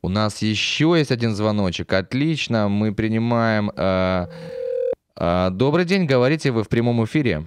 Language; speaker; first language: Russian; native; Russian